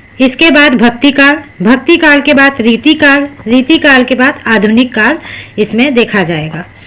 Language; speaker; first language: Hindi; native; Hindi